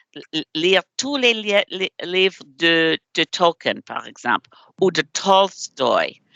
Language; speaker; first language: French; non-native, learner; English